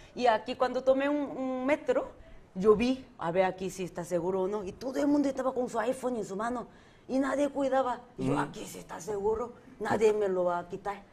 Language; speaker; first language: Spanish; non-native, fluent; Korean